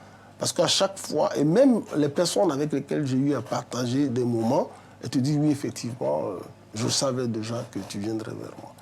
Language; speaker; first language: French; native; French